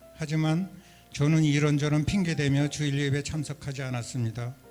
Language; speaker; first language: Korean; native; Korean